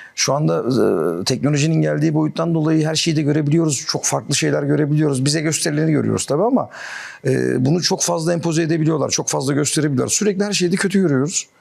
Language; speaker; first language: Turkish; native; Turkish